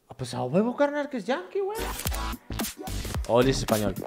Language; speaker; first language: Spanish; native; Spanish